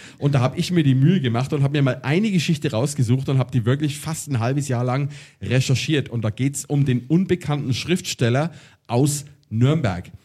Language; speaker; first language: German; native; German